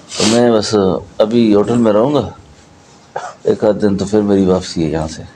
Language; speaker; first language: Urdu; non-native, local second language; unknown